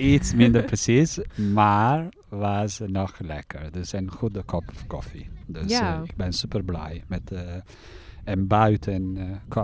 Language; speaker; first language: Dutch; non-native, fluent; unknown